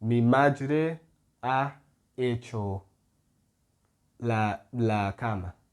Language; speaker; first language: Spanish; non-native, fluent; English